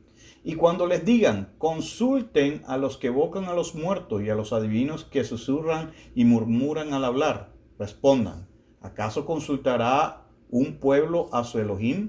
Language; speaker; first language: Spanish; native; Spanish